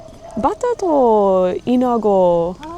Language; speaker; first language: Japanese; non-native, learner; English